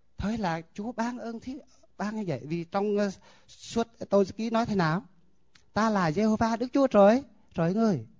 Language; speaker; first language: Vietnamese; non-native, local second language; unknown